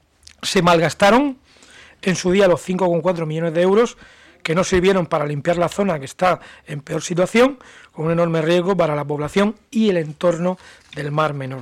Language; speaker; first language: Spanish; native; Spanish